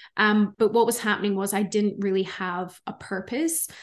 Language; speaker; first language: English; native; English